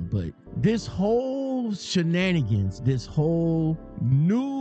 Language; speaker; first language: English; native; English